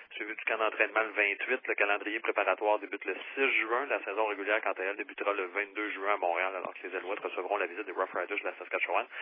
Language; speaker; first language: French; native; French